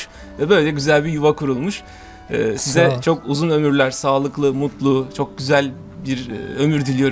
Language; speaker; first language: Turkish; native; Turkish